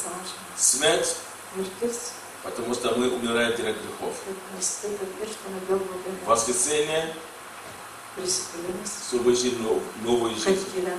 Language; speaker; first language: Russian; non-native, learner; English